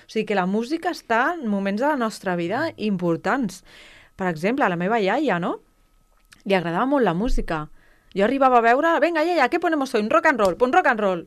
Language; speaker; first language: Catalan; non-native, local second language; Spanish